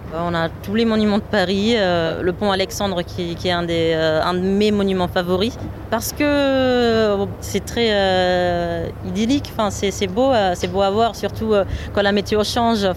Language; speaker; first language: French; non-native, fluent; German